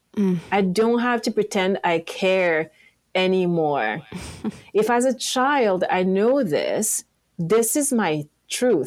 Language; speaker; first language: English; non-native, local second language; French